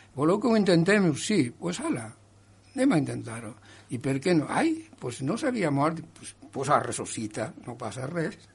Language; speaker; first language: Catalan; native; Catalan